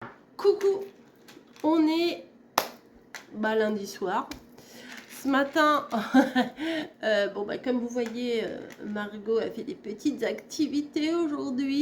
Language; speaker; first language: French; native; French